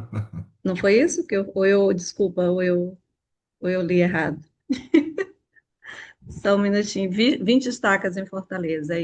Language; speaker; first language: Portuguese; native; Portuguese